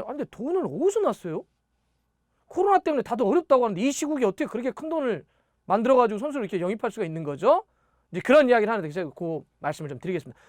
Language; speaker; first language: Korean; native; Korean